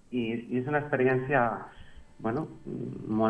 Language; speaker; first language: Catalan; non-native, local second language; Spanish